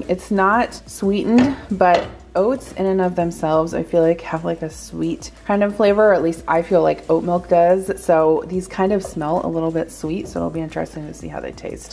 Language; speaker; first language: English; native; English